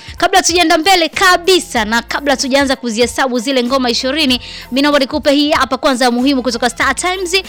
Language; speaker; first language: Swahili; native; Swahili